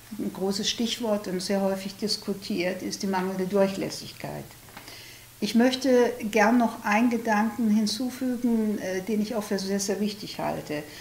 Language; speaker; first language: German; native; German